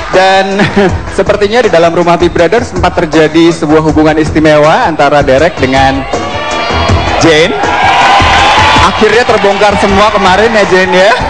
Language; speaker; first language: Indonesian; native; Indonesian